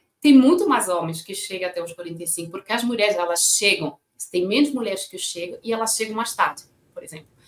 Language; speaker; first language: Portuguese; non-native, fluent; French